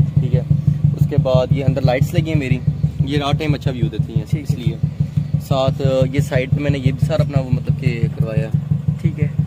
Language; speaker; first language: Urdu; non-native, local second language; Punjabi